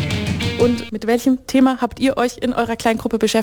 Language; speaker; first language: German; native; German